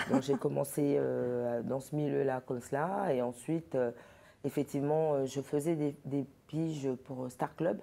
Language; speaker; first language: French; early bilingual, other home language; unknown